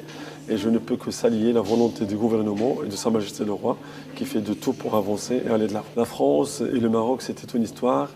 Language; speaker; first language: French; non-native, local second language; Arabic